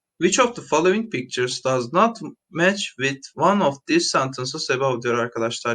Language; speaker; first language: English; non-native, fluent; Turkish